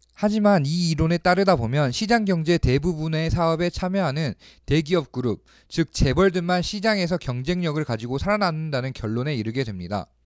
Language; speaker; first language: Korean; native; Korean